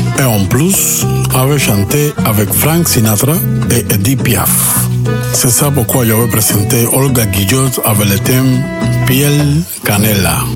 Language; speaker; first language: French; non-native, learner; Spanish